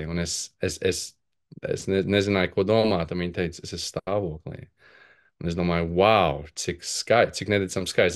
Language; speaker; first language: Latvian; early bilingual, heritage; English